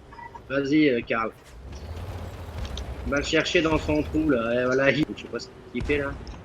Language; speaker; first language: French; native; French